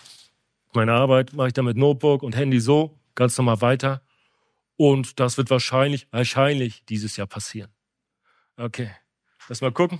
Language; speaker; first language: German; native; German